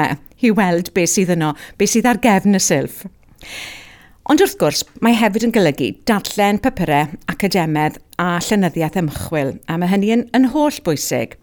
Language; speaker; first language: Welsh; native; Welsh